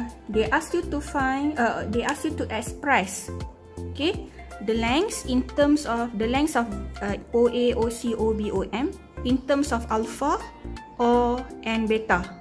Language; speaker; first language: English; non-native, local second language; Malay